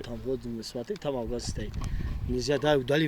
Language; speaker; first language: Russian; native; Russian